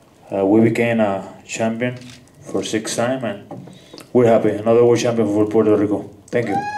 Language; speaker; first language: English; non-native, fluent; Spanish